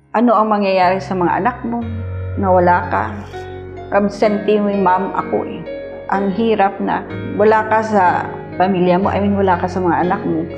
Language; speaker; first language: Filipino; non-native, local second language; Hiligaynon